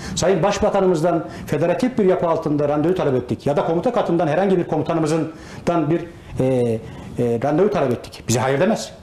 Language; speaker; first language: Turkish; native; Turkish